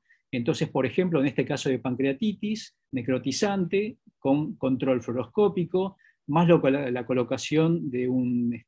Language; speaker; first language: Spanish; native; Spanish